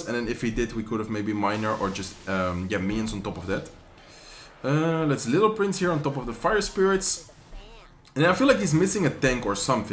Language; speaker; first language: English; non-native, fluent; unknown